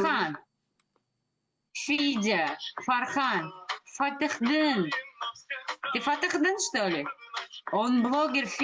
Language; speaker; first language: Russian; non-native, learner; Uzbek